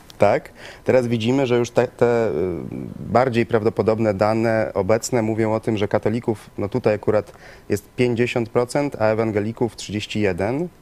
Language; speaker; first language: Polish; native; Polish